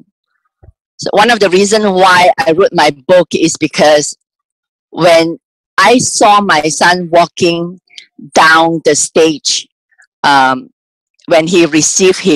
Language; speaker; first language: English; non-native, local second language; Cantonese